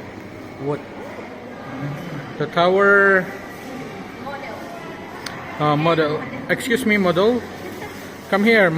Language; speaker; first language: English; non-native, local second language; Filipino